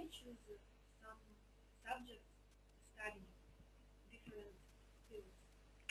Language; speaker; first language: English; non-native, fluent; Ukrainian